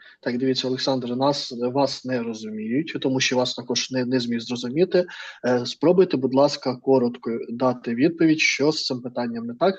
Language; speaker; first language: Ukrainian; non-native, fluent; Russian